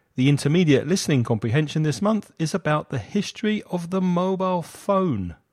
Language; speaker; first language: English; native; English